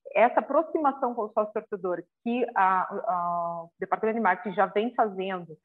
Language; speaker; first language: Portuguese; native; Portuguese